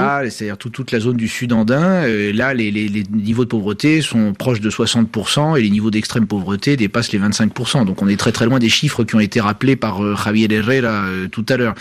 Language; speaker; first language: French; native; French